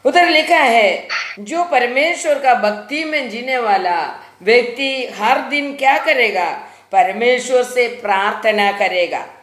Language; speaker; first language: Hindi; non-native, local second language; Malayalam